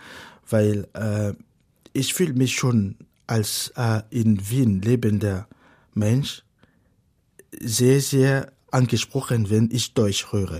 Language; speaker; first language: German; non-native, fluent; Fon